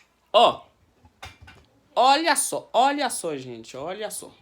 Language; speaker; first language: Portuguese; non-native, learner; Haitian Creole